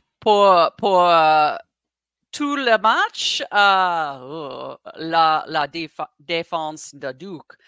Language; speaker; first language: French; non-native, learner; English